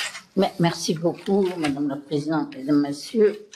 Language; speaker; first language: French; non-native, local second language; Luxembourgish